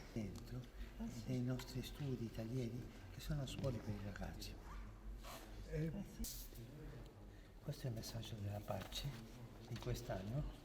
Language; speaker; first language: Italian; early bilingual, heritage; Spanish